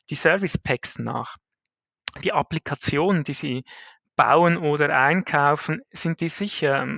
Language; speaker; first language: German; native; German